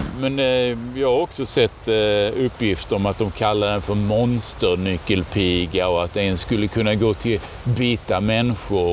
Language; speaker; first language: Swedish; native; Swedish